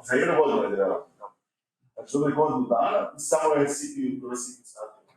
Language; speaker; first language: Croatian; native; Croatian